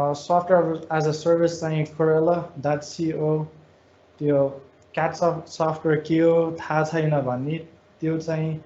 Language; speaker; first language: Nepali; non-native, fluent; English